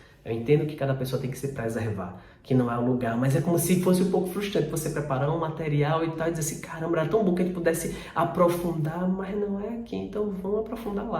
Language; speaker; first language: Portuguese; native; Portuguese